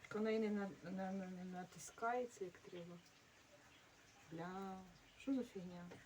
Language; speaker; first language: Ukrainian; native; Ukrainian